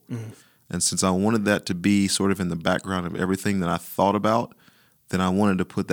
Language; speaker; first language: English; native; English